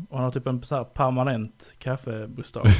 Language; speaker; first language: Swedish; native; Swedish